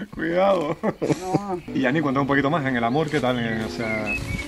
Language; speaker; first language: Spanish; native; Spanish